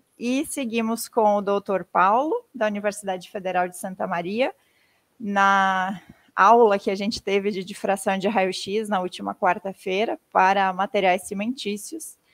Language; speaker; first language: Portuguese; native; Portuguese